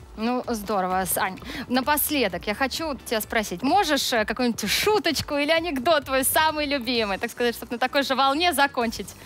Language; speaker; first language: Russian; native; Russian